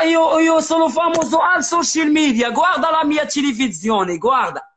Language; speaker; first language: Italian; non-native, learner; Arabic